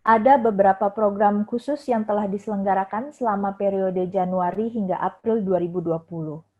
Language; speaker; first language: Indonesian; native; Indonesian